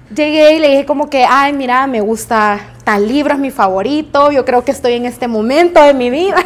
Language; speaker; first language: Spanish; native; Spanish